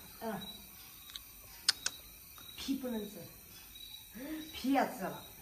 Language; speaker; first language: Chinese; non-native, learner; Nepali